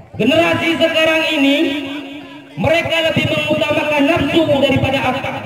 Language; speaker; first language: Indonesian; non-native, local second language; Achinese